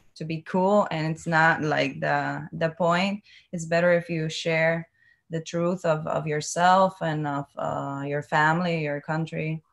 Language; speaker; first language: English; non-native, learner; Spanish